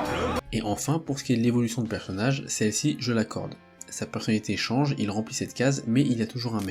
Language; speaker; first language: French; native; French